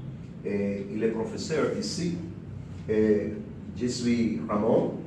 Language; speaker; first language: French; non-native, learner; Spanish